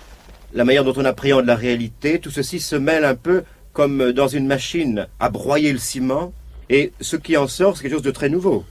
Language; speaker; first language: French; native; French